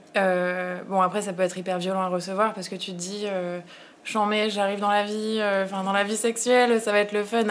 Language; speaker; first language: French; native; French